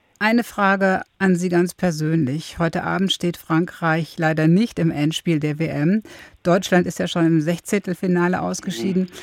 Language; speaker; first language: German; native; German